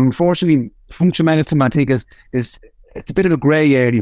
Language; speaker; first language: English; native; English